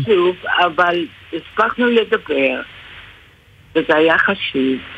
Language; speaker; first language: Hebrew; non-native, fluent; English